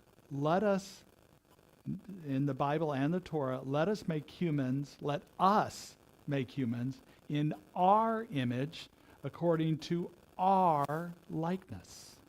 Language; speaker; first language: English; native; English